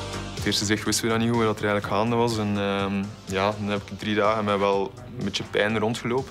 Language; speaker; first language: Dutch; native; Dutch